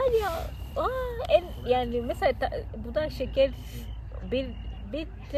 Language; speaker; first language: Turkish; non-native, fluent; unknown